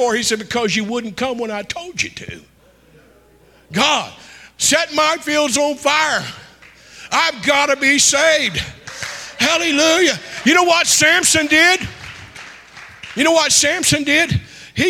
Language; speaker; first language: English; native; English